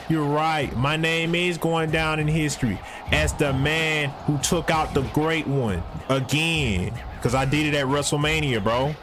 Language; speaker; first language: English; native; English